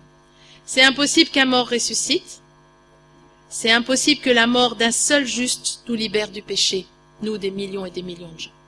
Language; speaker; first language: French; native; French